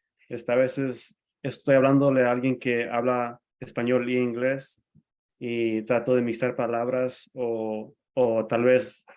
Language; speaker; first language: Spanish; early bilingual, other home language; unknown